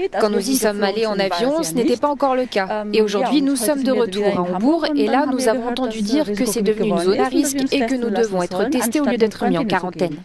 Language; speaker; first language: French; native; French